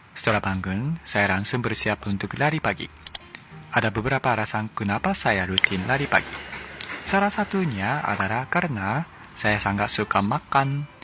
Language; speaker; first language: Indonesian; non-native, fluent; Japanese